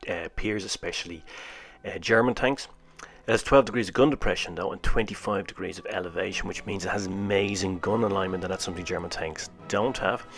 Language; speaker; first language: English; native; English